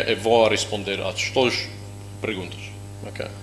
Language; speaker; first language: Portuguese; non-native, learner; English